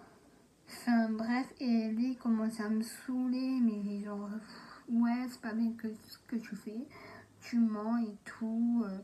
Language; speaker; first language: French; native; French